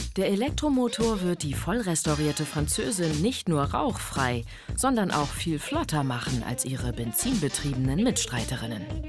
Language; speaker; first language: German; native; German